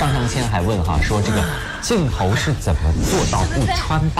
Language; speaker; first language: Chinese; native; Chinese